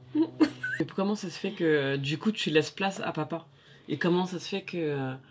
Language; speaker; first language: French; native; French